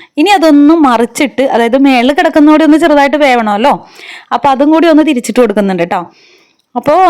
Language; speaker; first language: Malayalam; native; Malayalam